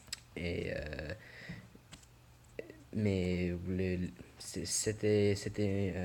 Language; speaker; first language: French; non-native, learner; English